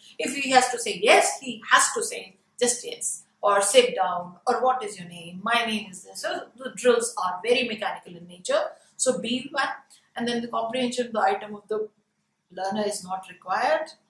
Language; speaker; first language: English; non-native, local second language; Hindi